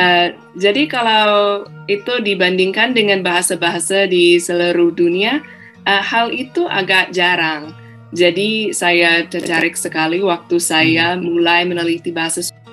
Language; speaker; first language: Indonesian; non-native, fluent; English